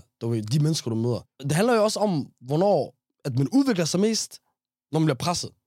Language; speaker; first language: Danish; early bilingual, other home language; Somali